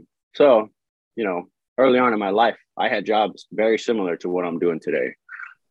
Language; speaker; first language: English; native; English